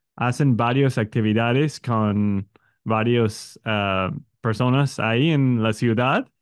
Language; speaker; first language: Spanish; non-native, fluent; English